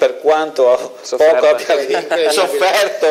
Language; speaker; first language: Italian; native; Italian